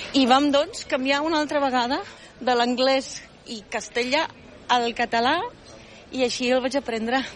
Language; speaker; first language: Catalan; non-native, fluent; German